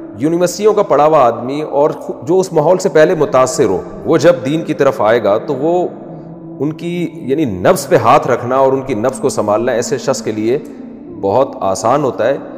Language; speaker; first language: Urdu; native; Urdu